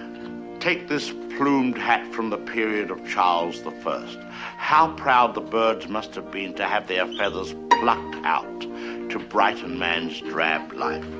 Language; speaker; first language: English; native; English